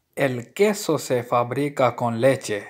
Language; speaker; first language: Spanish; non-native, fluent; Urdu